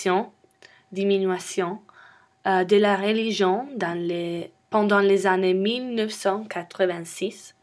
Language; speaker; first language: French; non-native, learner; English